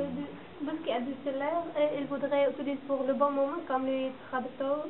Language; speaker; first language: French; non-native, learner; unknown